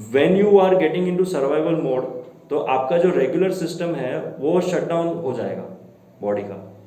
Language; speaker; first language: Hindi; non-native, local second language; Gujarati